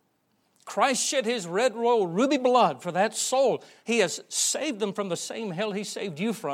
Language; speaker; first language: English; native; English